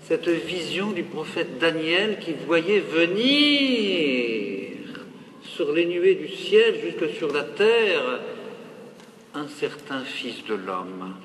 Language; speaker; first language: French; native; French